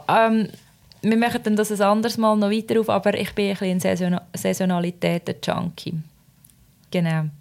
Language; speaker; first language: German; native; German